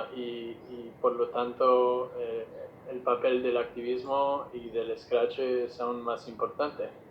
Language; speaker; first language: Spanish; non-native, fluent; English